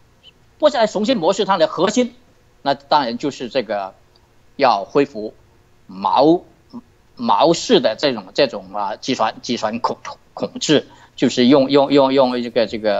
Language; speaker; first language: Chinese; native; Chinese